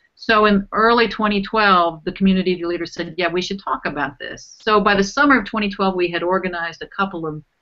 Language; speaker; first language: English; native; English